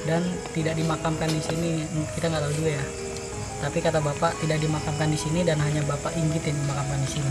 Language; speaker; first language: Indonesian; native; Indonesian